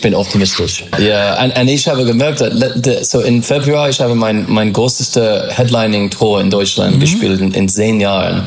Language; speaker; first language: German; non-native, fluent; English